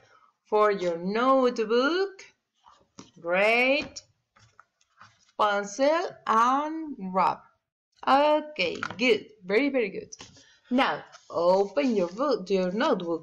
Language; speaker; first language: English; non-native, learner; Spanish